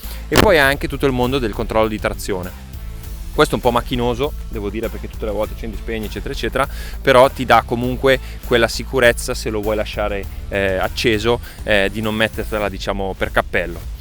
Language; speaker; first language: Italian; native; Italian